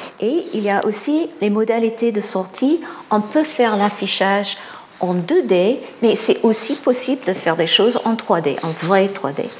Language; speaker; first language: French; non-native, fluent; English